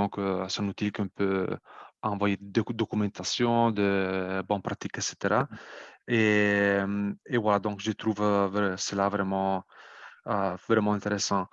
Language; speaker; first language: French; non-native, fluent; Italian